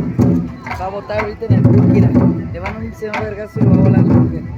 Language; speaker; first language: Spanish; native; Spanish